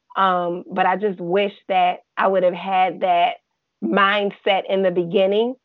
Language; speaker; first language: English; native; English